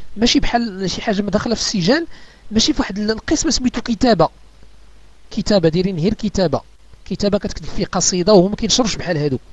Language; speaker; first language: Arabic; native; Arabic